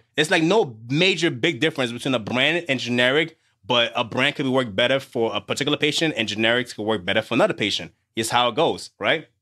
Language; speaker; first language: English; native; English